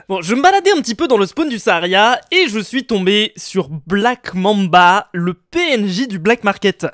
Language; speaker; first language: French; native; French